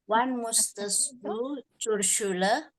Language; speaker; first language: German; non-native, learner; Indonesian